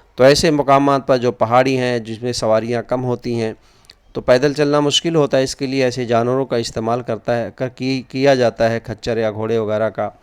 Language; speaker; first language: Urdu; native; Urdu